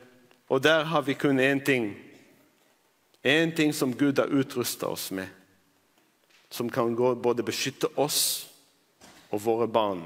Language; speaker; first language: Norwegian; non-native, fluent; Arabic